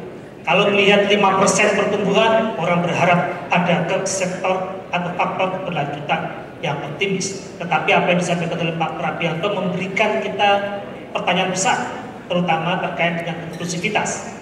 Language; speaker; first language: Indonesian; native; Indonesian